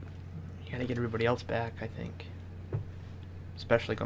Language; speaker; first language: English; native; English